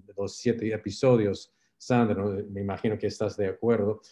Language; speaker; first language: Spanish; non-native, fluent; English